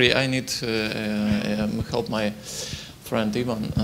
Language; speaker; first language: English; non-native, learner; Ukrainian